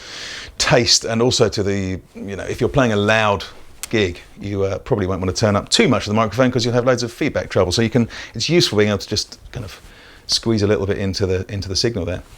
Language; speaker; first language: English; native; English